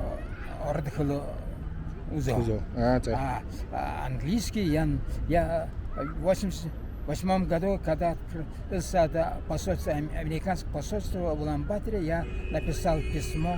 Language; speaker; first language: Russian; non-native, fluent; Mongolian